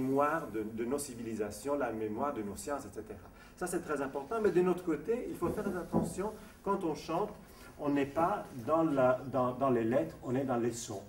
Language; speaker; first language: French; non-native, fluent; Italian